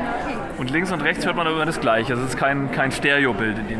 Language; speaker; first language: German; native; German